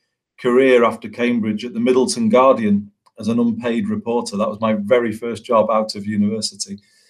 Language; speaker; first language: English; native; English